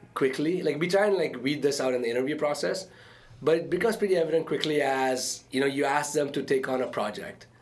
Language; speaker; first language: English; early bilingual, other home language; Arabic